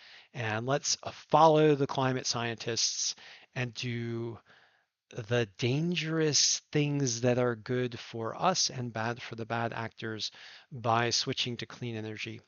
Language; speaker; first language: English; native; English